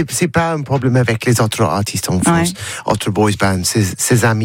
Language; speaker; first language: French; non-native, learner; English